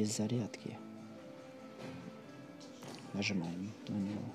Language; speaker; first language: Russian; non-native, local second language; Uzbek